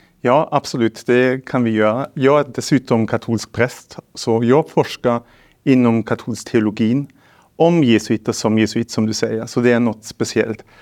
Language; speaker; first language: Swedish; non-native, fluent; German